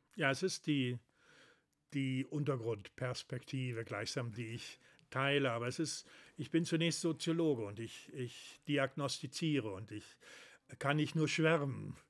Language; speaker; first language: German; native; German